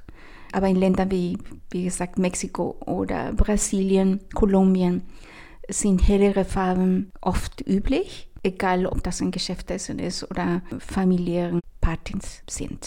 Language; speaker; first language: German; non-native, fluent; Spanish